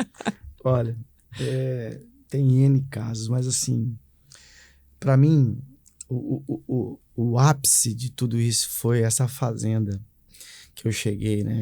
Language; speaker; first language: Portuguese; native; Portuguese